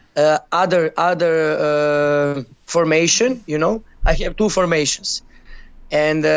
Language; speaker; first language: English; non-native, learner; Croatian